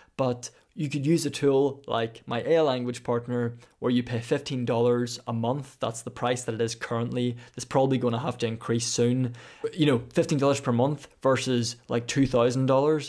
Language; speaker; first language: English; native; English